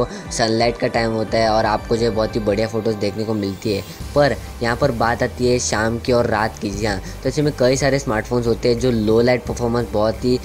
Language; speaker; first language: Hindi; native; Hindi